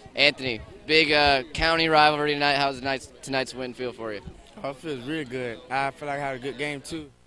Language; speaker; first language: English; native; English